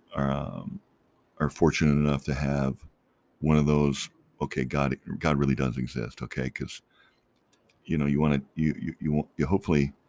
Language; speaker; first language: English; native; English